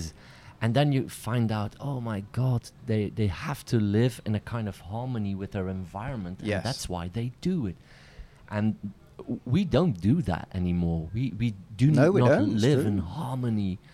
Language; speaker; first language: English; non-native, fluent; Dutch